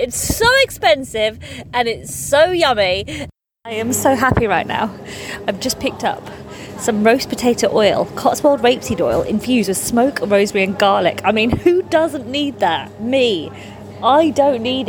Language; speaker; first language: English; non-native, local second language; Polish